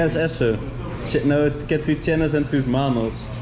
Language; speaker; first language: Spanish; non-native, learner; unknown